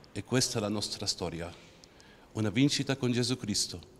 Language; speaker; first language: Italian; non-native, fluent; Arabic